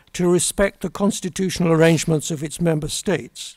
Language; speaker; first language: English; native; English